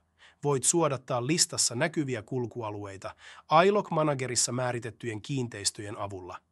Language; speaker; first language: Finnish; native; Finnish